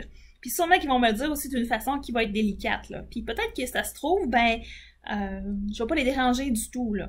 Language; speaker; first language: French; native; French